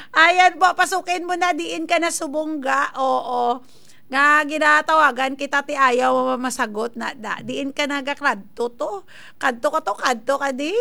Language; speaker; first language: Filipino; non-native, local second language; Hiligaynon